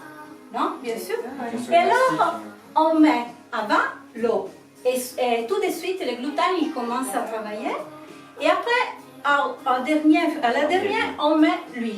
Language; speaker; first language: French; non-native, learner; Italian